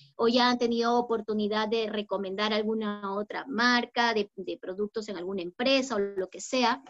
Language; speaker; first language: Spanish; native; Spanish